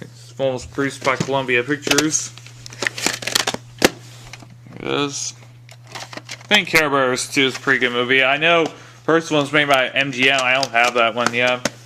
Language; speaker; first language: English; native; English